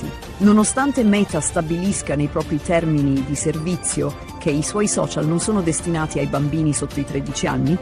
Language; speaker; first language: Italian; native; Italian